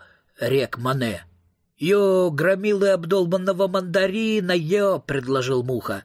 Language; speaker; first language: Russian; native; Russian